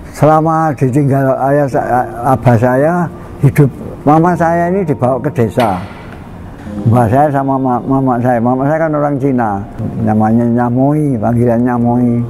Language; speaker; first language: Indonesian; non-native, local second language; Javanese